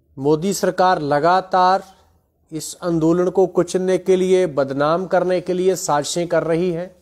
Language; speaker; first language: Hindi; non-native, local second language; Punjabi